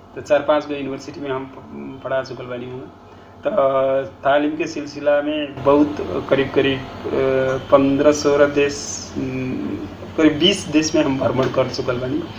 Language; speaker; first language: Bhojpuri; non-native, local second language; Nepali